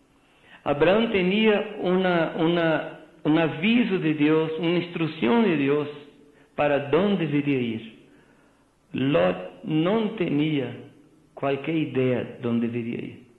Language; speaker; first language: Spanish; non-native, fluent; Portuguese